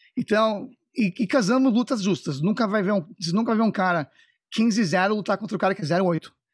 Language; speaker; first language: Portuguese; non-native, fluent; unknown